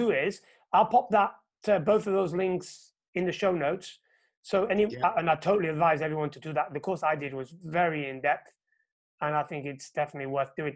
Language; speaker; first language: English; non-native, fluent; Portuguese